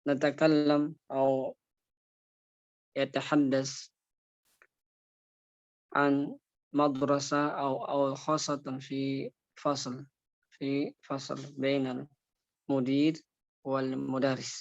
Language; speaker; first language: Arabic; non-native, fluent; Indonesian